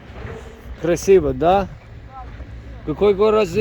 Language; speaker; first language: Russian; non-native, learner; English